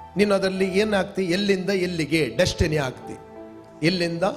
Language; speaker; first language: Kannada; non-native, local second language; Konkani